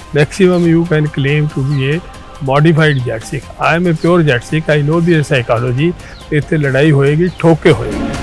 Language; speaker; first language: Punjabi; native; Punjabi